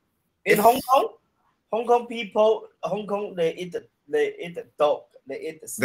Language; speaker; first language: English; non-native, learner; Chinese